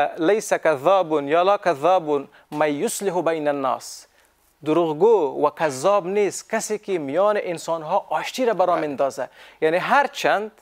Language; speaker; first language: Persian; native; Persian